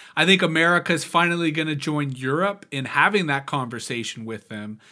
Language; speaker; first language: English; native; English